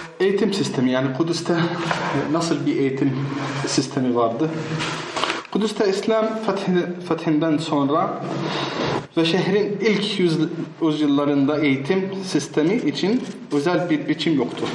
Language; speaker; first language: Turkish; non-native, fluent; Arabic